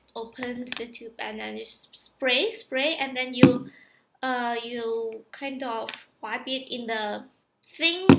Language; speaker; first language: English; non-native, fluent; Indonesian